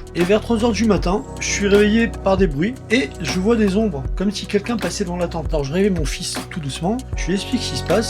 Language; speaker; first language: French; native; French